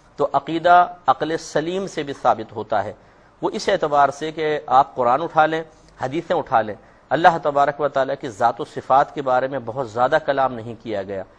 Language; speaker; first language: Urdu; native; Urdu